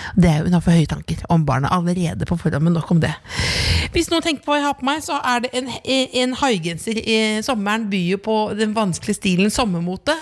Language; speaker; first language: Norwegian; native; Norwegian